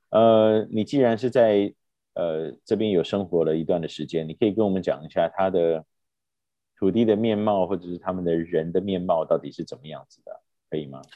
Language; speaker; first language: Chinese; native; Chinese